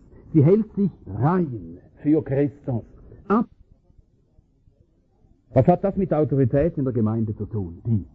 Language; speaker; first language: German; native; German